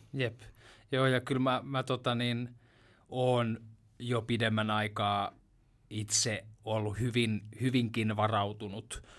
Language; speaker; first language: Finnish; native; Finnish